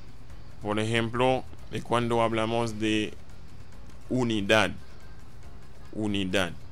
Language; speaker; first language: Spanish; non-native, fluent; Haitian Creole